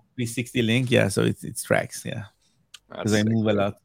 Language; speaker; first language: English; non-native, fluent; Persian